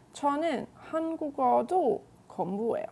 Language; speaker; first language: Korean; non-native, fluent; English